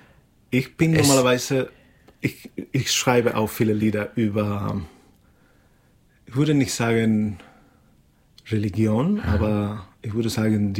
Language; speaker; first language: German; non-native, fluent; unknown